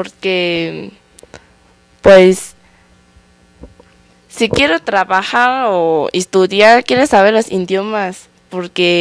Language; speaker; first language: Spanish; non-native, learner; Chinese